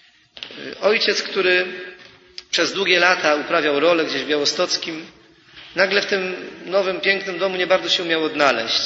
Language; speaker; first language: Polish; native; Polish